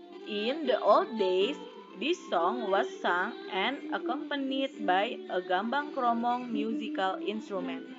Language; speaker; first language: English; non-native, fluent; Indonesian